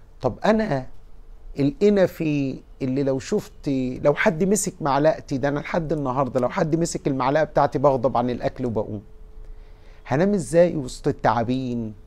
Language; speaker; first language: Arabic; native; Arabic